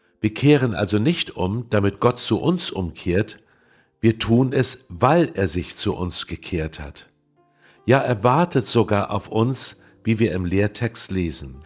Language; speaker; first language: German; native; German